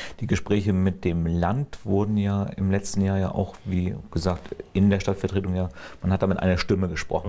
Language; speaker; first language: German; native; German